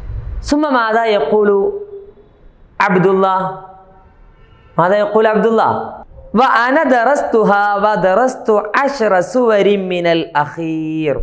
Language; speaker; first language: Arabic; non-native, fluent; Malayalam